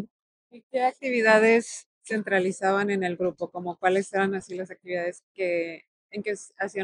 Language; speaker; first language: Spanish; native; Spanish